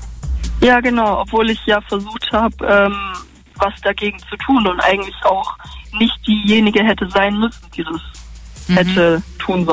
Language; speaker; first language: German; native; German